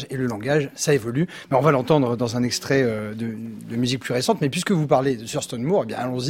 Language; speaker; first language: French; native; French